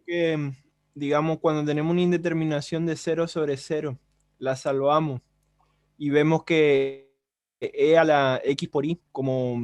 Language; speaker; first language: Spanish; native; Spanish